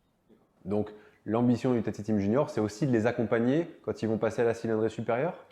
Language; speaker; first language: French; native; French